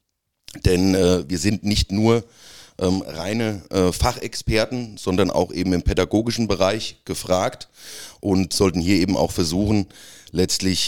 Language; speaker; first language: German; native; German